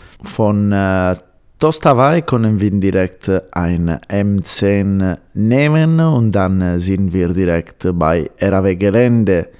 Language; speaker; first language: German; non-native, learner; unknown